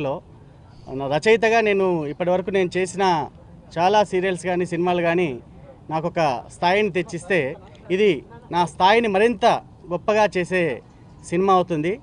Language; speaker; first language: Telugu; native; Telugu